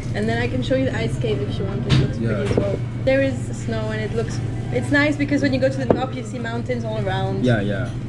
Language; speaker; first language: English; non-native, fluent; Slovak